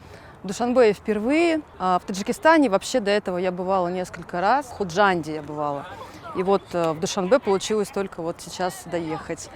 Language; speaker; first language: Russian; native; Russian